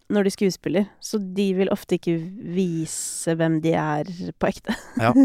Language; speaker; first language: Norwegian; native; Norwegian